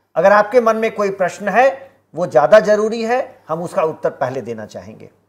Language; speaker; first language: Hindi; native; Hindi